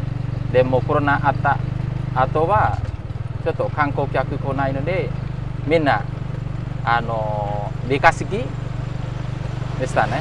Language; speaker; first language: Japanese; non-native, fluent; Khmer